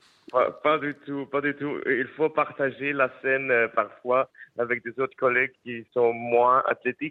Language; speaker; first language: French; non-native, fluent; Spanish